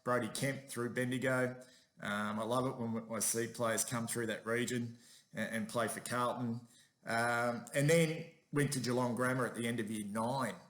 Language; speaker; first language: English; native; English